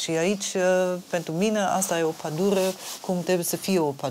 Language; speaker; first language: Romanian; non-native, fluent; German